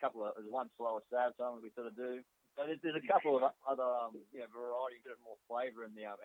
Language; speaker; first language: English; native; English